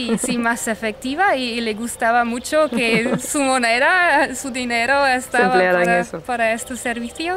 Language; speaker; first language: Spanish; non-native, fluent; English